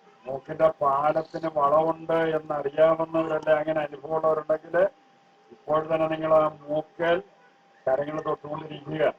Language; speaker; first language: Malayalam; native; Malayalam